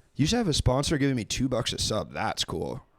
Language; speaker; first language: English; native; English